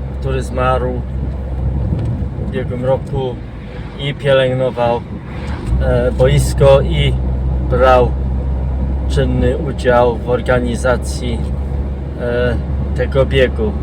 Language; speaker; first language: Polish; non-native, fluent; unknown